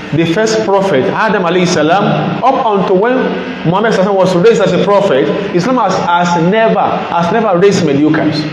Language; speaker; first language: English; non-native, local second language; Yoruba